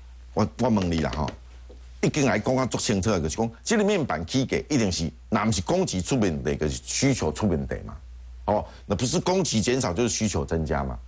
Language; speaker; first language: Chinese; native; Chinese